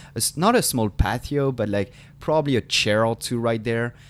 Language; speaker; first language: English; non-native, fluent; French